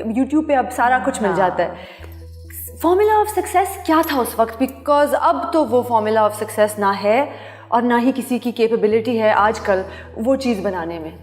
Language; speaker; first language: Urdu; native; Urdu